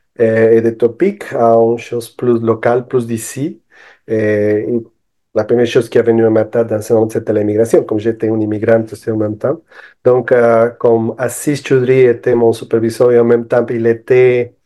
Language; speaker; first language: French; non-native, fluent; Spanish